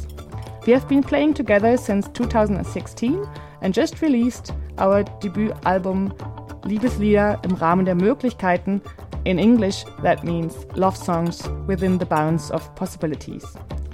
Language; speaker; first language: English; non-native, fluent; German